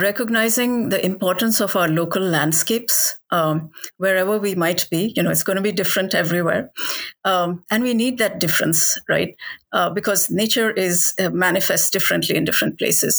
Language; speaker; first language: English; non-native, local second language; Hindi